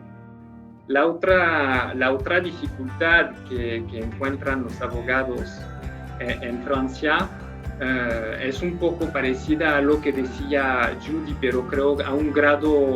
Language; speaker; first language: Spanish; non-native, fluent; French